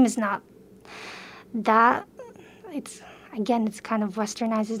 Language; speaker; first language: English; early bilingual, other home language; Filipino